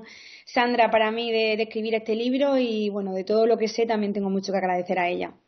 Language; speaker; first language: Spanish; native; Spanish